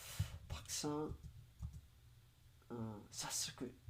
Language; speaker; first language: Japanese; non-native, learner; English